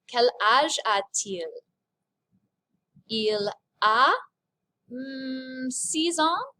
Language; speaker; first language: French; non-native, fluent; English